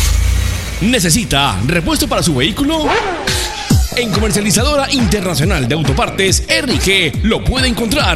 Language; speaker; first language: Spanish; native; Spanish